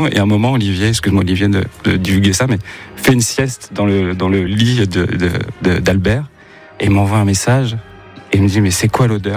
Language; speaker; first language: French; native; French